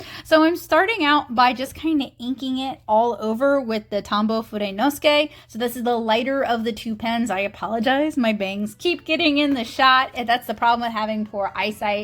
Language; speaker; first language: English; native; English